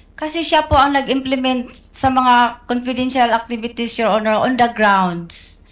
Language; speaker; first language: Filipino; non-native, local second language; Cebuano